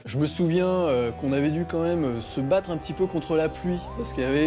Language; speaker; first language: French; native; French